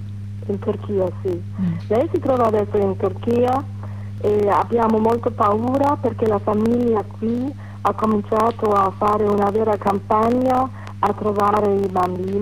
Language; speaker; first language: Italian; non-native, fluent; German